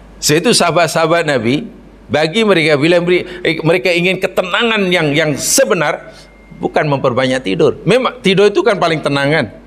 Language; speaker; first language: Malay; native; Malay